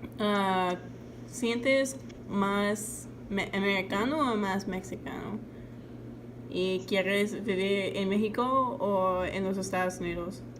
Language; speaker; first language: Spanish; non-native, learner; English